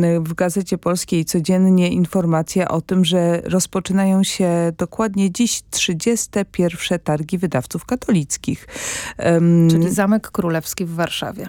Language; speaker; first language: Polish; native; Polish